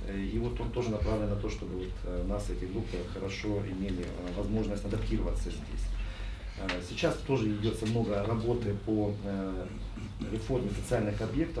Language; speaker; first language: Russian; native; Russian